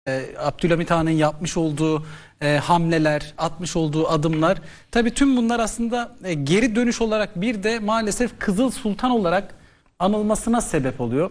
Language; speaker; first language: Turkish; native; Turkish